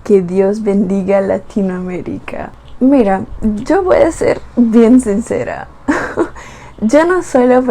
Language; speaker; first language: Spanish; non-native, fluent; Portuguese